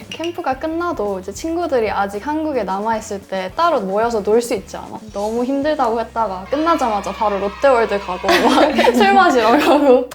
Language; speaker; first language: Korean; early bilingual, heritage; Korean